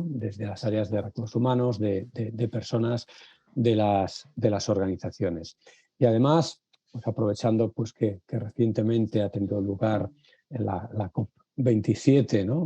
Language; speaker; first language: Spanish; native; Spanish